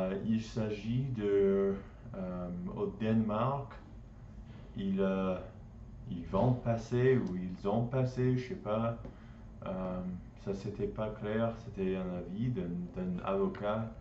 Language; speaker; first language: French; non-native, learner; English